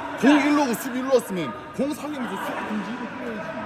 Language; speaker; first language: Korean; native; Korean